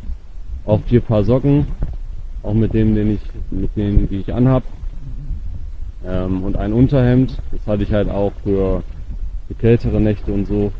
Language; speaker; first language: German; native; German